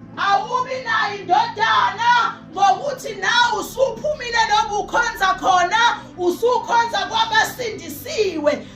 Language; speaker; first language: Zulu; native; Zulu